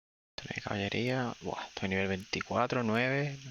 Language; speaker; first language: Spanish; native; Spanish